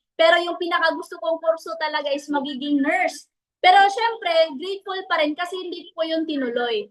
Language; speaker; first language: Filipino; non-native, local second language; Cebuano